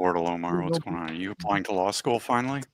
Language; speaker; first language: English; native; English